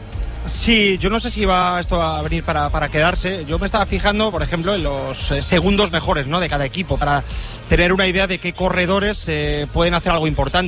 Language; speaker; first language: Spanish; native; Spanish